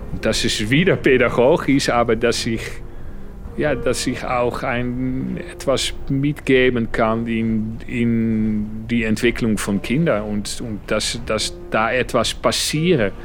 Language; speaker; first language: German; non-native, fluent; Dutch